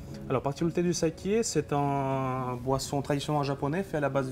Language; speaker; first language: French; non-native, fluent; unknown